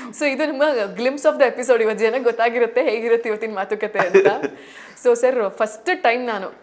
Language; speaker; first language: Kannada; native; Kannada